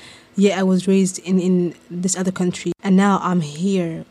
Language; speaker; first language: English; non-native, local second language; Somali